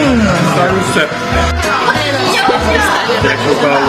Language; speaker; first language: Finnish; native; Finnish